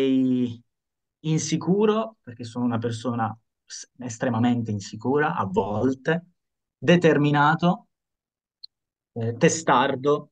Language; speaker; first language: Italian; native; Italian